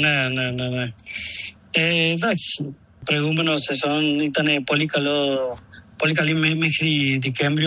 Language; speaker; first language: Greek; non-native, learner; Spanish